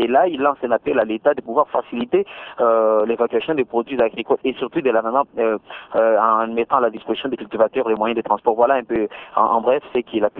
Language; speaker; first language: French; non-native, local second language; Luba-Lulua